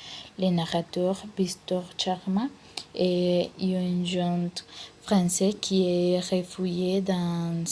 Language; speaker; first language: French; non-native, learner; Spanish